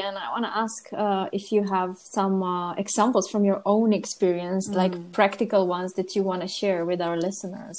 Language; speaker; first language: English; non-native, fluent; Romanian